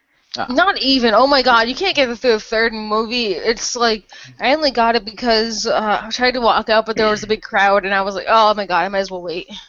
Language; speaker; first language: English; native; English